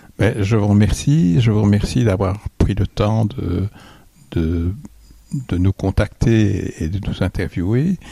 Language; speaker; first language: French; native; French